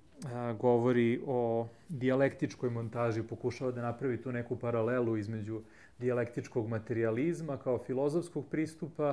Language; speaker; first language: Serbian; native; Serbian